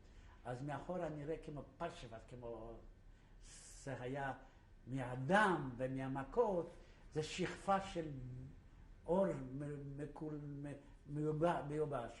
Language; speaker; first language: Hebrew; non-native, fluent; Polish